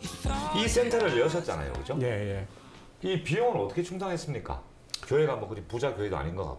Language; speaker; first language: Korean; native; Korean